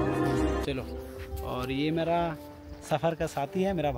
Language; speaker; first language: Hindi; non-native, local second language; Bangla